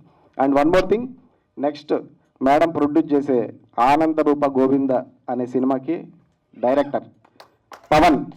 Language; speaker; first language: Telugu; native; Telugu